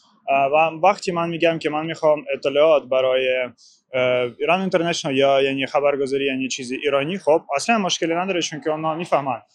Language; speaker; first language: Persian; non-native, learner; Ukrainian